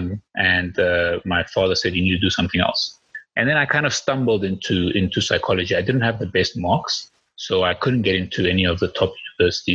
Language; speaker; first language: English; early bilingual, other home language; Spanish